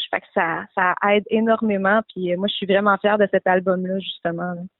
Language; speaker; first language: French; native; French